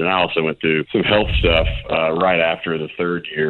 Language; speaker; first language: English; native; English